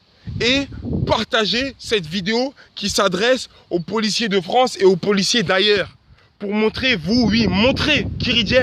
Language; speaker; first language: French; native; French